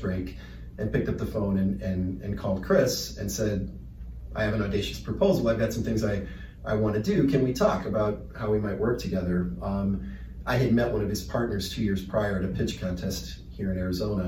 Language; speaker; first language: English; native; English